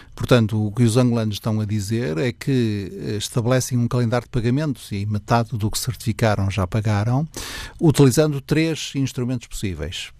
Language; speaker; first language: Portuguese; native; Portuguese